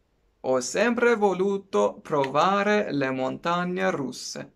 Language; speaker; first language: Italian; non-native, fluent; Persian